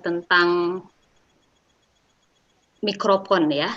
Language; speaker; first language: Indonesian; native; Indonesian